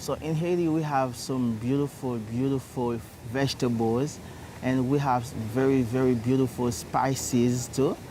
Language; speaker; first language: English; non-native, learner; Haitian Creole